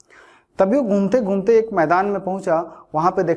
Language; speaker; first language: Hindi; native; Hindi